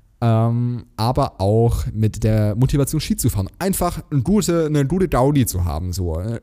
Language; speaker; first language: German; native; German